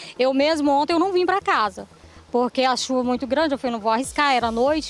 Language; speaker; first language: Portuguese; native; Portuguese